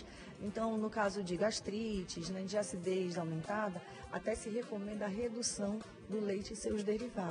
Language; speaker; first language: Portuguese; native; Portuguese